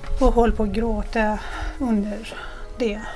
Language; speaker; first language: Swedish; non-native, fluent; Persian